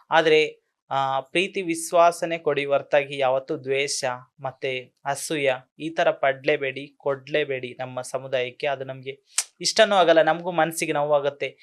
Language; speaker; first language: Kannada; native; Kannada